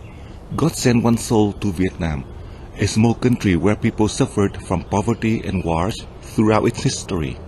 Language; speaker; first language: English; non-native, fluent; Vietnamese